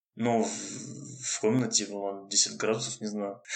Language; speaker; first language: Russian; non-native, fluent; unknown